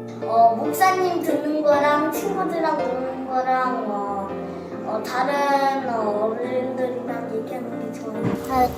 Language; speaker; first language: Korean; early bilingual, heritage; Korean